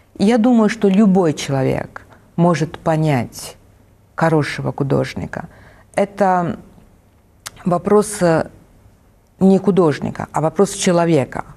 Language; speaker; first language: Russian; non-native, fluent; Italian